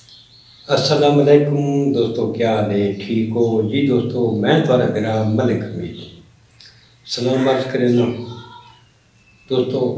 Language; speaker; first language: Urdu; non-native, local second language; Saraiki